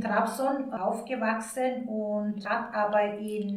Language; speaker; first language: German; early bilingual, other home language; Turkish